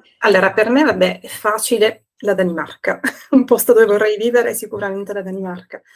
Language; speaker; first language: Italian; native; Italian